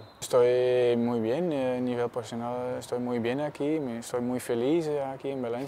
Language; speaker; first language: Spanish; non-native, learner; Dutch